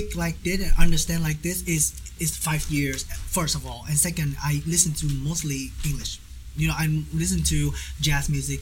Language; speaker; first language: English; non-native, learner; Vietnamese